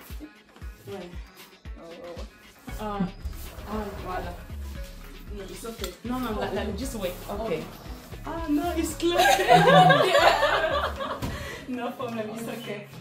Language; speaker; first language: English; non-native, learner; French